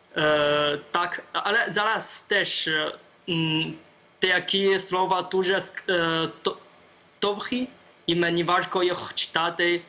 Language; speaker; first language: Ukrainian; non-native, learner; Chinese